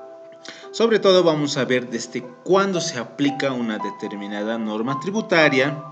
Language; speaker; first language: Spanish; native; Spanish